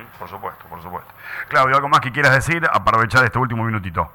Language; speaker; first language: Spanish; native; Spanish